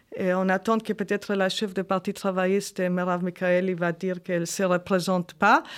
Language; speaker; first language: French; non-native, fluent; Hebrew